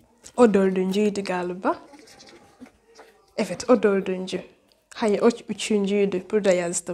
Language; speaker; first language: Turkish; non-native, learner; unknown